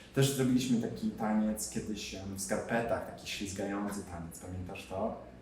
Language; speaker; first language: Polish; non-native, learner; English